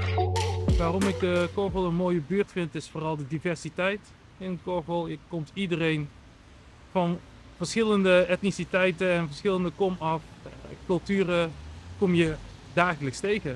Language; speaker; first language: Dutch; native; Dutch